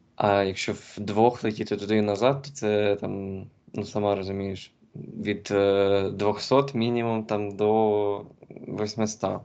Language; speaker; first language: Ukrainian; native; Ukrainian